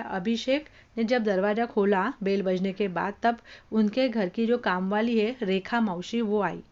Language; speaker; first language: Hindi; non-native, local second language; Marathi